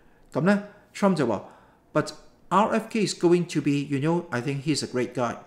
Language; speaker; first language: English; non-native, local second language; Cantonese